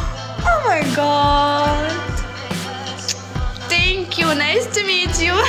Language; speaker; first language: English; non-native, learner; Russian